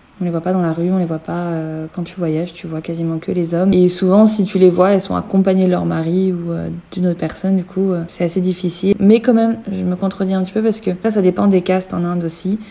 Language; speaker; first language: French; native; French